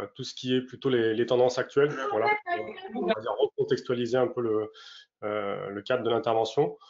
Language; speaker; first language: French; native; French